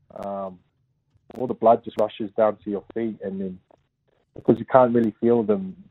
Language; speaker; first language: English; native; English